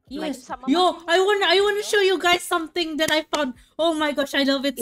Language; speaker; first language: English; non-native, local second language; Malay